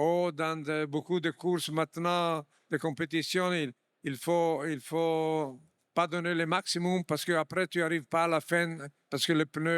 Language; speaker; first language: French; non-native, fluent; Italian